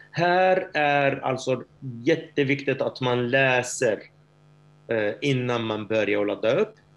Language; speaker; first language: Swedish; non-native, fluent; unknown